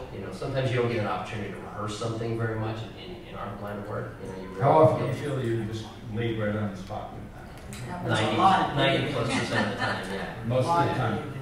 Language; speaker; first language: English; native; English